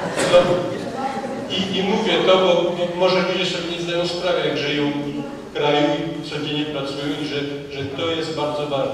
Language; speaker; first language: Polish; early bilingual, heritage; French